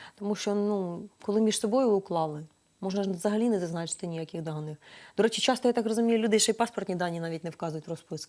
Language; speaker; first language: Ukrainian; native; Ukrainian